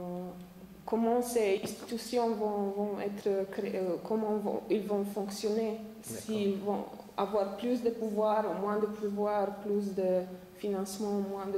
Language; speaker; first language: French; non-native, fluent; Slovenian